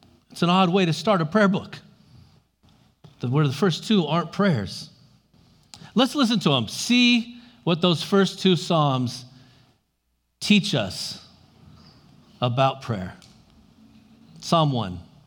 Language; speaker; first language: English; native; English